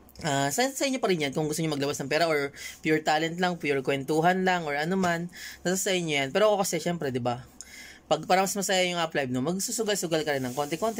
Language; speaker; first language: Filipino; native; Filipino